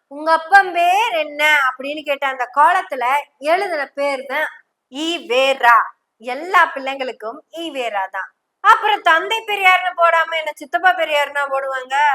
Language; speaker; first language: Tamil; native; Tamil